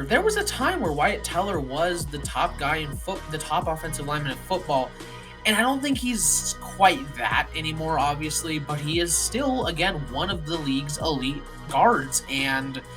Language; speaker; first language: English; native; English